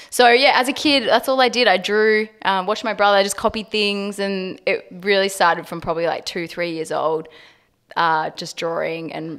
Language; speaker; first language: English; native; English